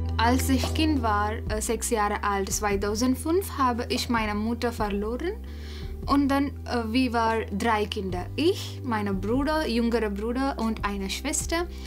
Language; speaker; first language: German; non-native, learner; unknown